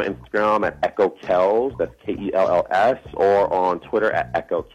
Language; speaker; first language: English; native; English